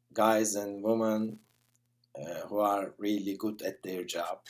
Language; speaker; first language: English; non-native, fluent; Turkish